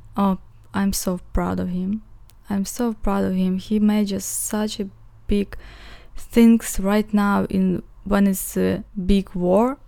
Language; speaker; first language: English; non-native, learner; Ukrainian